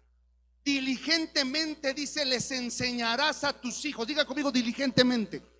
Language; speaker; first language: Spanish; native; Spanish